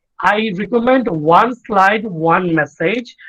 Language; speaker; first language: English; non-native, fluent; Bangla